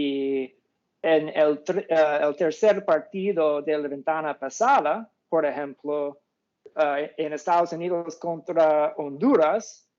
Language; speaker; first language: Spanish; non-native, fluent; English